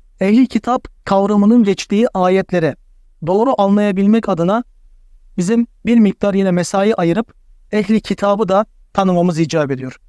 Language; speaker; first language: Turkish; native; Turkish